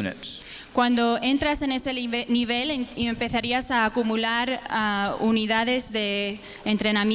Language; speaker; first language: Spanish; native; Spanish